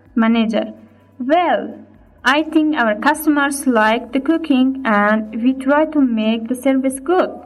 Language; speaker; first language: English; non-native, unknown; Persian